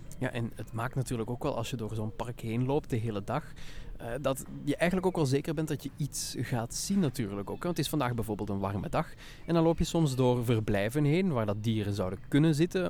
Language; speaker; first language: Dutch; native; Dutch